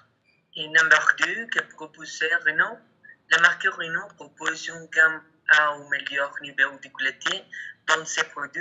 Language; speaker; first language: French; non-native, learner; Spanish